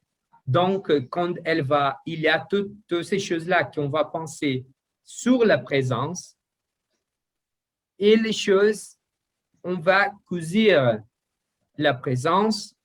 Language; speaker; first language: French; non-native, learner; Portuguese